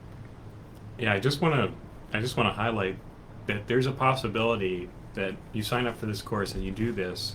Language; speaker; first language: English; native; English